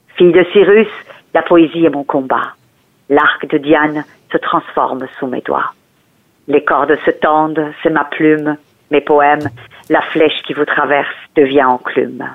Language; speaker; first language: French; early bilingual, other home language; Persian